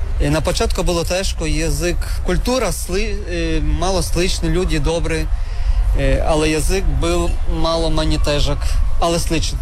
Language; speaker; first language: Serbian; non-native, learner; Ukrainian